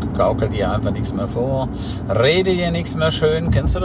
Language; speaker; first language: German; native; German